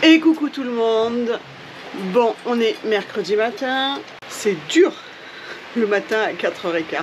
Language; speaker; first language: French; native; French